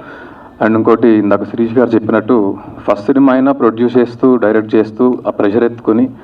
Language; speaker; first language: Telugu; native; Telugu